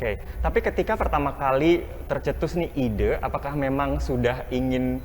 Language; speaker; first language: Indonesian; native; Indonesian